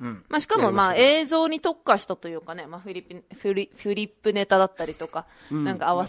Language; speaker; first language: Japanese; native; Japanese